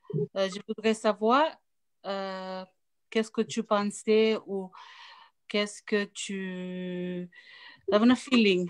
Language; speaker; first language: French; non-native, learner; Fijian